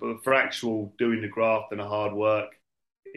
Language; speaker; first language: English; native; English